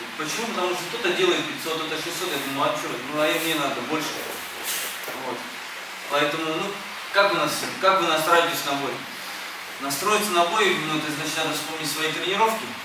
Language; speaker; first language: Russian; early bilingual, other home language; Armenian